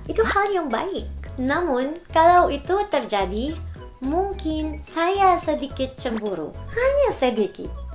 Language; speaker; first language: Indonesian; non-native, learner; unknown